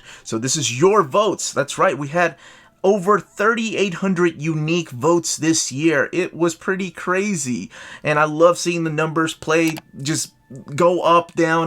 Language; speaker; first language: English; native; English